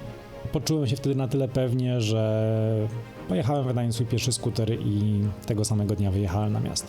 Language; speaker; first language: Polish; native; Polish